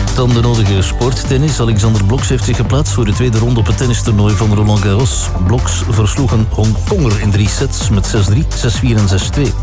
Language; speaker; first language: Dutch; native; Dutch